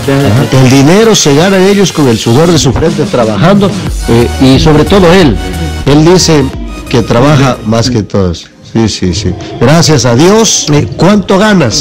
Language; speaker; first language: Spanish; native; Spanish